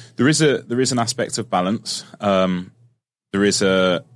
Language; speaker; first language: English; native; English